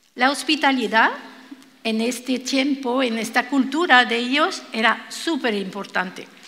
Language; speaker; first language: Spanish; non-native, fluent; French